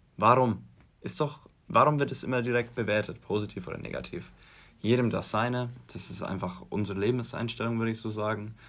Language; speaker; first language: German; native; German